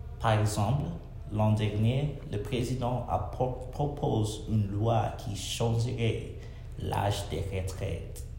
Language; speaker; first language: French; non-native, learner; English